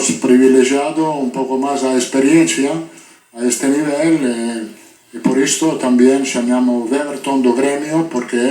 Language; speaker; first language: Spanish; non-native, fluent; Italian